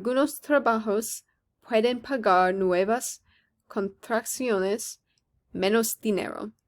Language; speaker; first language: Spanish; non-native, learner; English